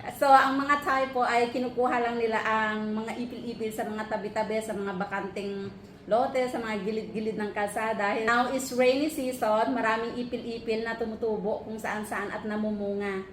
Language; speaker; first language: Filipino; non-native, local second language; Iloko